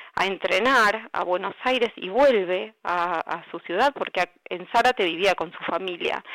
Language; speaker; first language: Spanish; native; Spanish